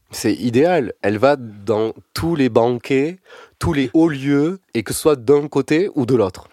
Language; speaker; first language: French; native; French